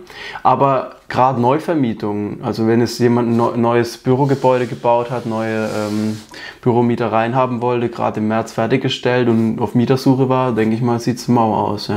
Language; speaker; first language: German; native; German